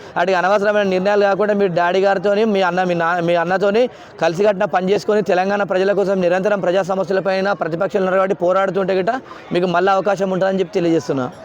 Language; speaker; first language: Telugu; native; Telugu